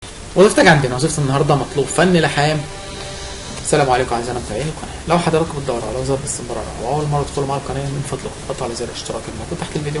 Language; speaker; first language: Arabic; native; Arabic